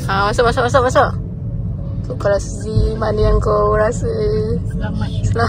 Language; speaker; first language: Malay; native; Malay